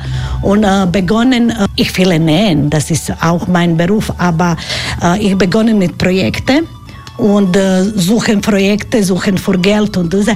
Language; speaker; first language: German; non-native, learner; Croatian